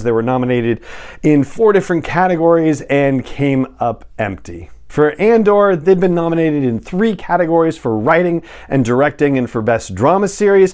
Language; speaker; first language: English; native; English